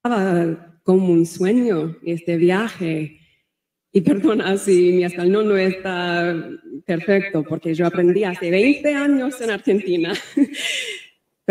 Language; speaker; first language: Spanish; non-native, learner; English